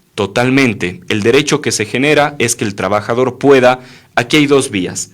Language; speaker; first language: Spanish; native; Spanish